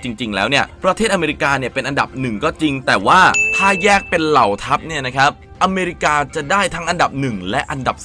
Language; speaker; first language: Thai; native; Thai